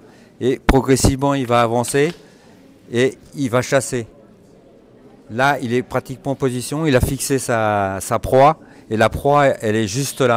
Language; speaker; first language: French; native; French